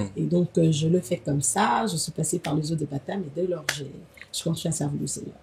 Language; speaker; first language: French; non-native, local second language; Lingala